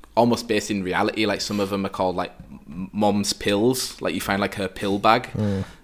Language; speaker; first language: English; native; English